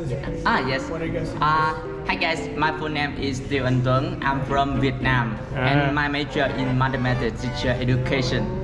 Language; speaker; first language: English; non-native, learner; Vietnamese